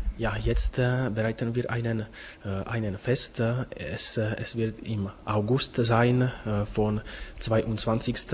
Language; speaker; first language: German; non-native, fluent; Czech